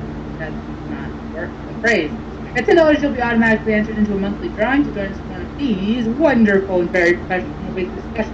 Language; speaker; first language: English; native; English